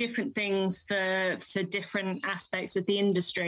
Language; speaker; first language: English; native; English